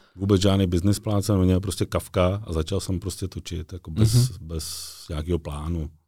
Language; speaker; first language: Czech; native; Czech